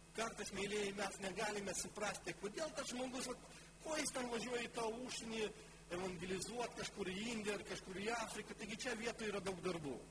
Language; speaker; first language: Lithuanian; non-native, local second language; Polish